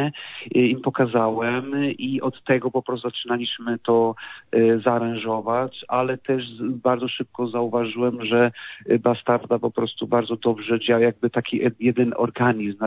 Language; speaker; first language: Polish; non-native, fluent; Portuguese